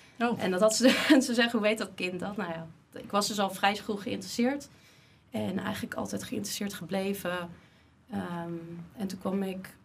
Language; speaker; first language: Dutch; native; Dutch